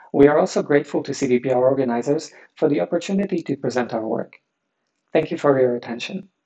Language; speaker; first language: English; non-native, fluent; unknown